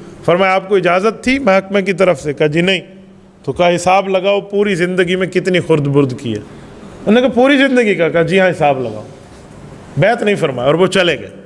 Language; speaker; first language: Urdu; native; Urdu